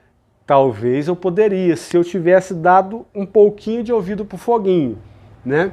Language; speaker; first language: Portuguese; native; Portuguese